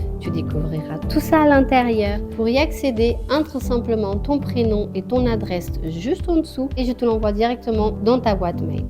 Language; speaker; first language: French; non-native, fluent; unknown